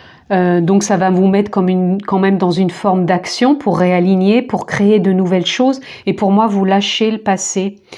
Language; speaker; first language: French; native; French